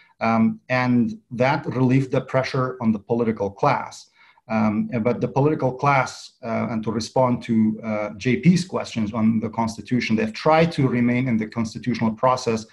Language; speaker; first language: English; non-native, fluent; Central Kurdish